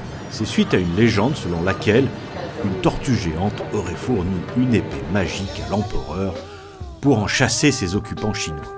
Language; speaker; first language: French; native; French